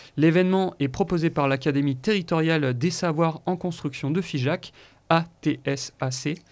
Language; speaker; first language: French; native; French